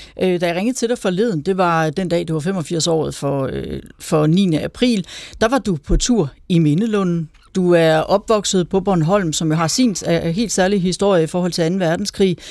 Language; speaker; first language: Danish; native; Danish